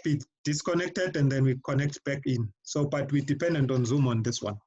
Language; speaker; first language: English; non-native, local second language; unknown